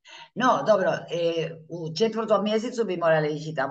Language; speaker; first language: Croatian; early bilingual, heritage; Croatian